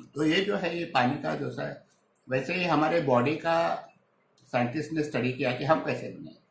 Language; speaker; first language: Hindi; non-native, local second language; Marathi